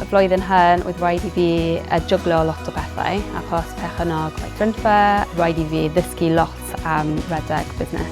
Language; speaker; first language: Welsh; non-native, learner; English